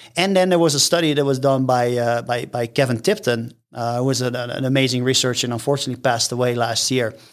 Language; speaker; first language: English; non-native, fluent; Dutch